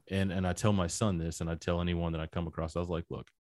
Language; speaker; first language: English; native; English